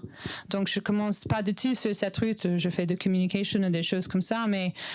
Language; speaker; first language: French; non-native, learner; English